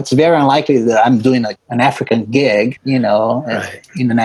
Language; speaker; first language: English; non-native, fluent; Portuguese